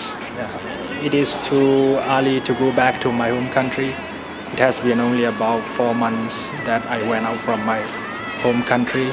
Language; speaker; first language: English; non-native, fluent; Burmese